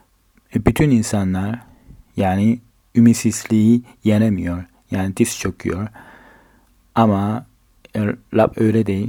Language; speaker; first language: Turkish; non-native, fluent; Korean